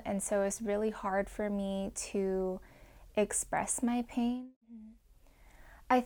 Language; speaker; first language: English; native; English